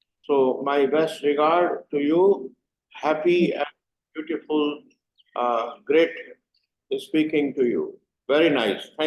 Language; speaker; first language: English; non-native, learner; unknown